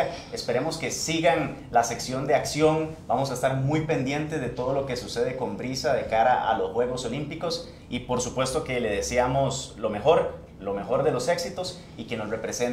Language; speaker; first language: Spanish; native; Spanish